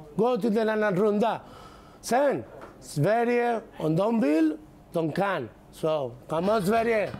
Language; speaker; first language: Swedish; non-native, learner; Spanish